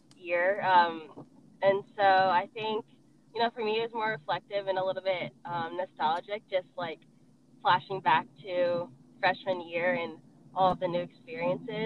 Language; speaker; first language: English; native; English